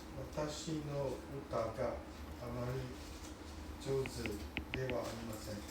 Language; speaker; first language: Japanese; non-native, learner; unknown